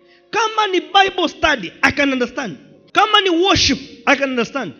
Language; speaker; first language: English; non-native, local second language; Swahili